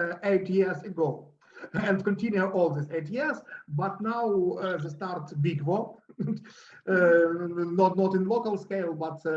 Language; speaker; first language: English; non-native, learner; Russian